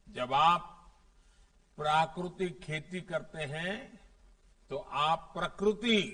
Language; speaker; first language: Hindi; non-native, local second language; Gujarati